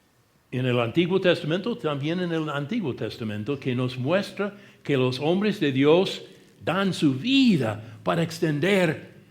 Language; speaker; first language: Spanish; non-native, fluent; English